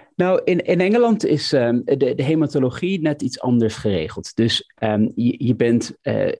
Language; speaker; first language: Dutch; native; Dutch